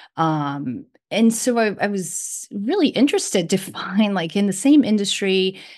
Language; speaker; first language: English; non-native, fluent; Portuguese